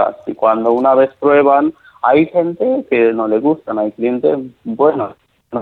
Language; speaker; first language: Spanish; non-native, learner; Nepali